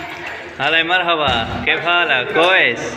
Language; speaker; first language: Arabic; non-native, learner; Urdu